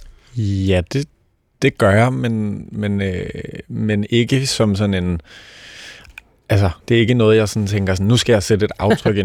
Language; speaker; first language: Danish; native; Danish